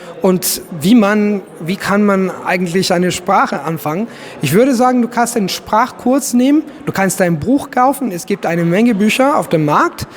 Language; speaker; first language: German; non-native, fluent; Italian